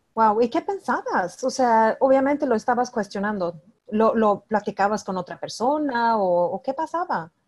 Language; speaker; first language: Spanish; non-native, fluent; Swedish